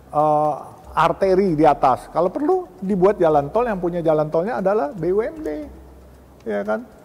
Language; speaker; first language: Indonesian; native; Indonesian